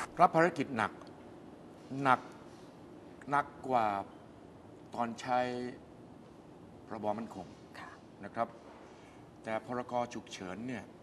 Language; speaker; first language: Thai; native; Thai